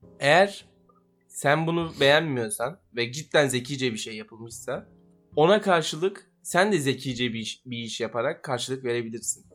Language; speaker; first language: Turkish; native; Turkish